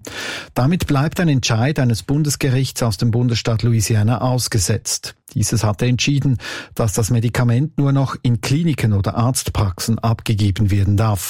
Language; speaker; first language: German; native; German